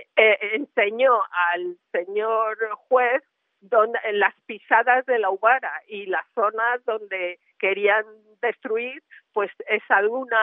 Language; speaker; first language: Spanish; native; Spanish